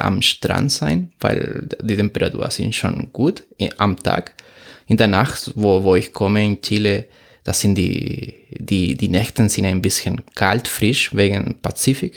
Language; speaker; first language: German; non-native, fluent; Spanish